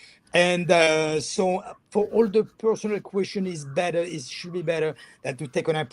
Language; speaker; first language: English; non-native, fluent; French